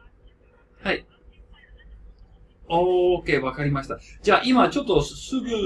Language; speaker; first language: Japanese; non-native, learner; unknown